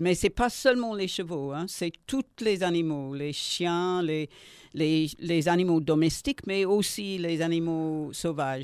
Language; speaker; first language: French; non-native, learner; English